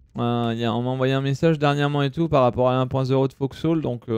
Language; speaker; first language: French; early bilingual, other home language; Italian